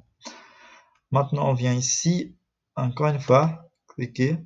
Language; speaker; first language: French; non-native, fluent; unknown